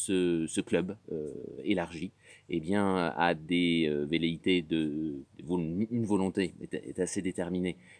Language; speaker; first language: French; native; French